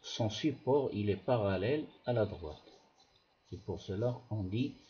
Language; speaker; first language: French; non-native, local second language; Arabic